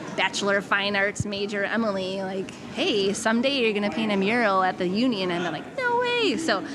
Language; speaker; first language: English; native; English